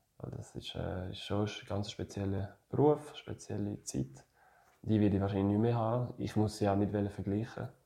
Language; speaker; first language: German; non-native, fluent; French